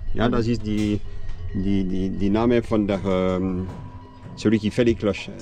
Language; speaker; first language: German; non-native, local second language; French